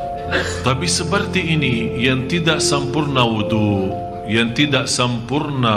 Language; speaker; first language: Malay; non-native, fluent; Arabic